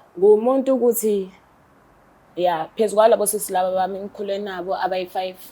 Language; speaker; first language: Zulu; non-native, local second language; Southern Sotho